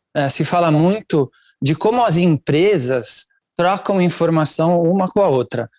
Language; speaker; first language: Portuguese; non-native, fluent; Italian